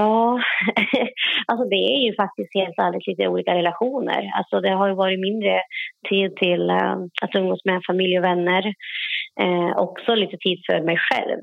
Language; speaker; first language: Swedish; native; Swedish